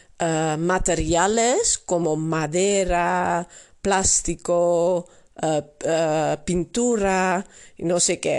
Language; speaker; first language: Spanish; non-native, learner; Dutch